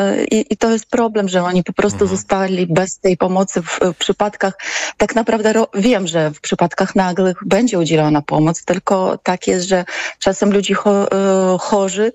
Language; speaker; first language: Polish; non-native, fluent; Ukrainian